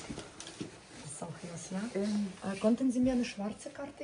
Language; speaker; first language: German; non-native, fluent; Russian